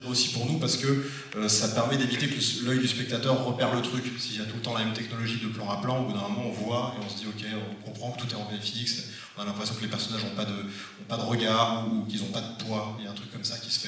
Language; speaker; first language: French; native; French